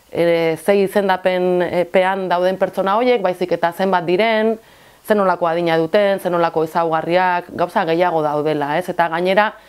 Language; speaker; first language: Basque; non-native, local second language; Spanish